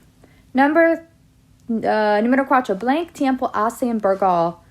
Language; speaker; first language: Spanish; non-native, fluent; English